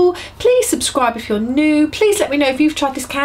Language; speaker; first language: English; native; English